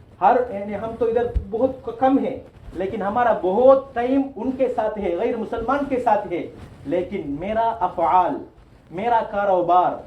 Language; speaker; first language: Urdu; non-native, local second language; Tamil